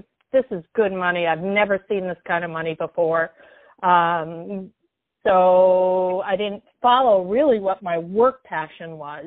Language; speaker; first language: English; native; English